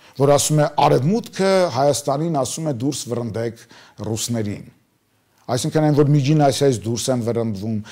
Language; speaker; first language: Armenian; native; Armenian